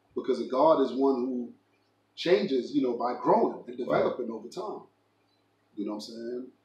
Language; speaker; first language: English; native; English